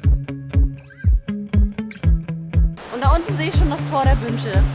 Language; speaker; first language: German; native; German